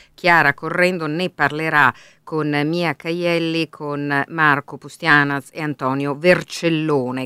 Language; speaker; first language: Italian; native; Italian